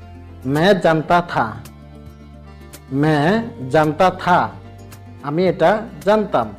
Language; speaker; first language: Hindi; non-native, fluent; Bangla